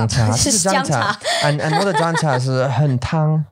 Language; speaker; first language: Chinese; non-native, learner; English